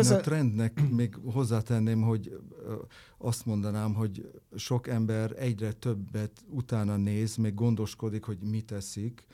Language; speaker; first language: Hungarian; non-native, fluent; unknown